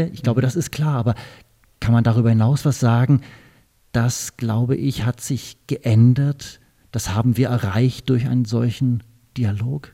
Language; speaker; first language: German; native; German